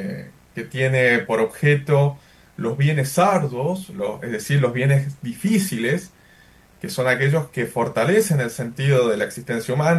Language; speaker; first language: Spanish; native; Spanish